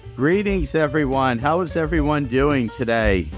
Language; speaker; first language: English; native; English